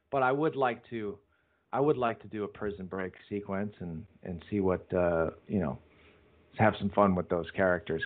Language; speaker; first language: English; native; English